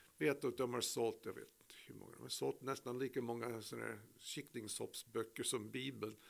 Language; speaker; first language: Swedish; non-native, fluent; English